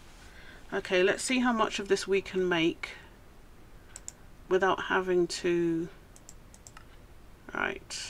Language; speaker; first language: English; native; English